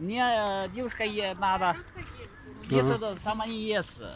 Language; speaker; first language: Russian; non-native, learner; Chinese